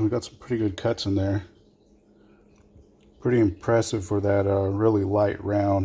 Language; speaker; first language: English; native; English